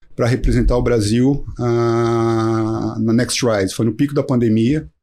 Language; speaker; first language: Portuguese; native; Portuguese